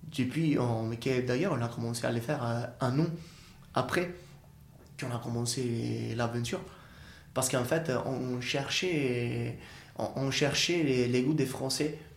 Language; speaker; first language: French; non-native, fluent; Italian